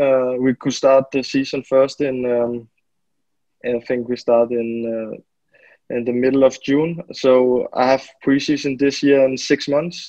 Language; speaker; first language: English; non-native, fluent; Danish